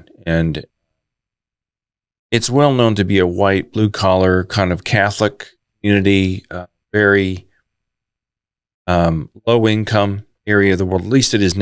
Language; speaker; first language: English; native; English